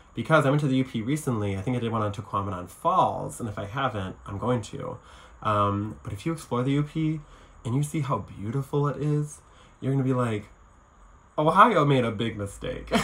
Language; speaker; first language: English; native; English